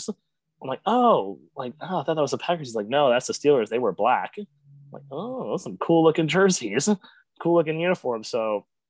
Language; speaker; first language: English; native; English